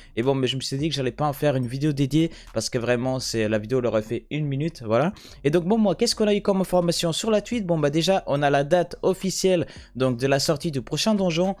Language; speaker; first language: French; native; French